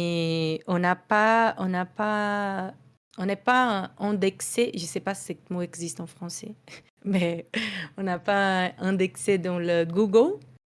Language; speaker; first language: French; non-native, fluent; Portuguese